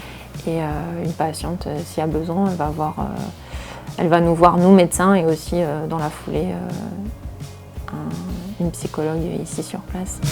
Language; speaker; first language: French; native; French